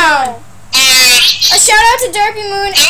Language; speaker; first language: English; native; English